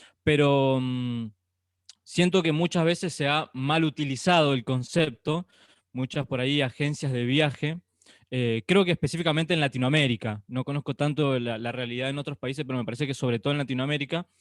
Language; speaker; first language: Spanish; native; Spanish